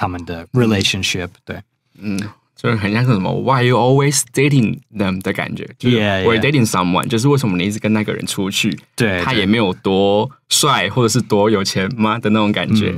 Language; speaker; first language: Chinese; native; Chinese